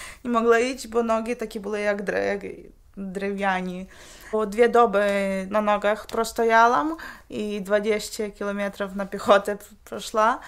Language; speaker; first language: Polish; non-native, learner; Ukrainian